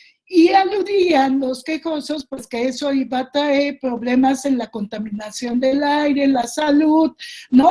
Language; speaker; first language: Spanish; native; Spanish